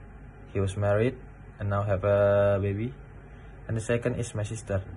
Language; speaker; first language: English; non-native, learner; Indonesian